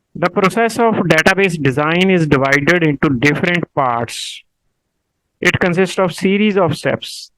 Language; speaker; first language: English; non-native, local second language; Punjabi